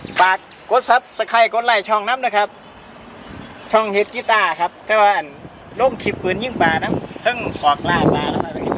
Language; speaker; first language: Thai; non-native, local second language; Northeastern Thai